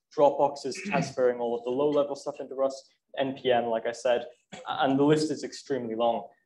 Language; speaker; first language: English; native; English